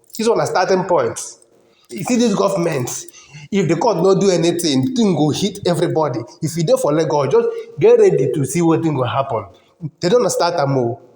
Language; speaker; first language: Nigerian Pidgin; non-native, local second language; Igbo